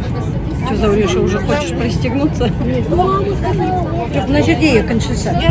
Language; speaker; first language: Russian; non-native, local second language; Kazakh